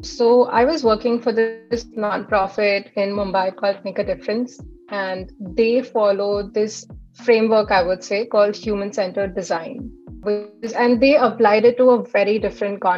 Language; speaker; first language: English; non-native, local second language; Hindi